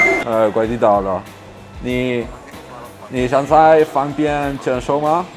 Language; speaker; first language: Chinese; non-native, learner; Spanish